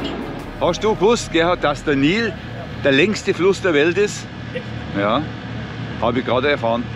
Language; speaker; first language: German; native; German